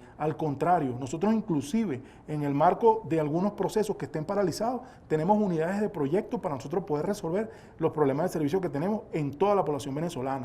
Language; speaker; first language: Spanish; native; Spanish